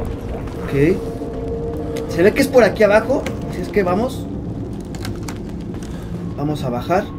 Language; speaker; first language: Spanish; native; Spanish